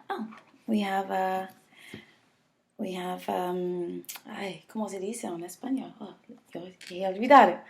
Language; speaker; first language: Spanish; non-native, learner; English